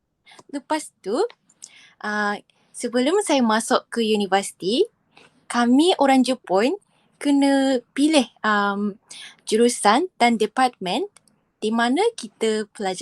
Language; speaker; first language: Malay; non-native, fluent; Japanese